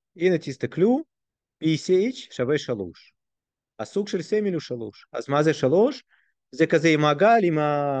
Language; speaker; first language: Hebrew; non-native, fluent; Russian